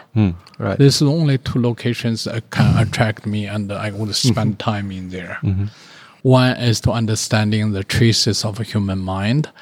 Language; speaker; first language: English; non-native, learner; Chinese